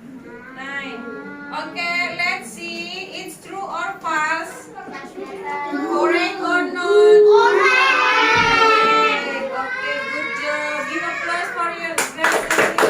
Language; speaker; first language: English; non-native, learner; Indonesian